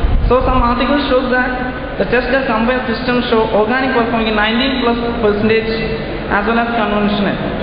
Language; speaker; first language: English; non-native, local second language; Malayalam